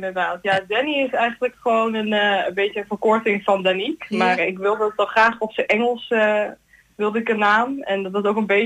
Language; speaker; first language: Dutch; native; Dutch